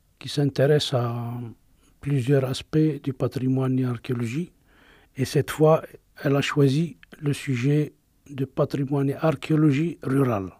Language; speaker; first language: French; non-native, local second language; Arabic